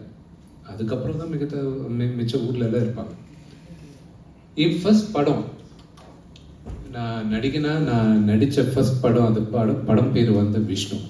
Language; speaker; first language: Tamil; non-native, local second language; Telugu